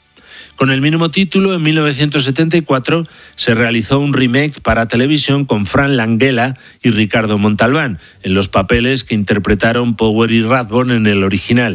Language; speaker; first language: Spanish; native; Spanish